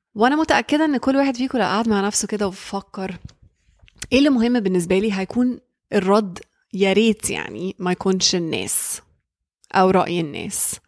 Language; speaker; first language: Arabic; early bilingual, heritage; Arabic